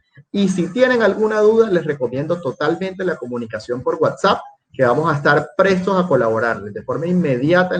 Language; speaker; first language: Spanish; native; Spanish